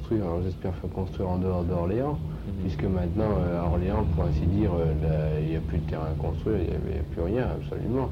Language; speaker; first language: French; native; French